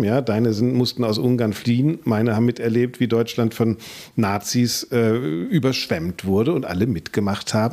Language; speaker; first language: German; native; German